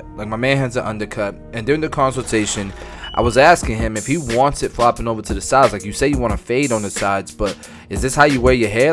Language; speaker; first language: English; native; English